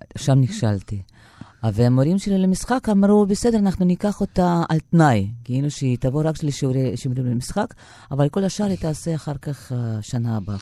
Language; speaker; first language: Hebrew; non-native, fluent; Russian